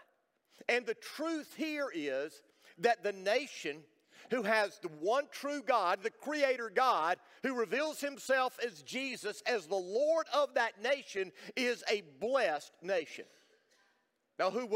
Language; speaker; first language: English; native; English